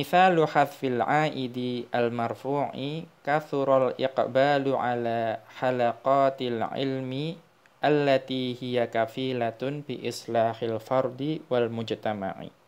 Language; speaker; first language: Arabic; non-native, fluent; Indonesian